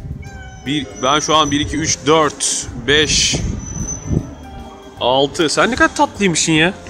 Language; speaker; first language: Turkish; native; Turkish